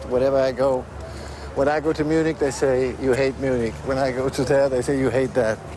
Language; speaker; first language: English; non-native, fluent; German